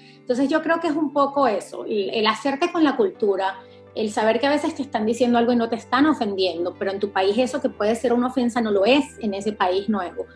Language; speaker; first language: Spanish; native; Spanish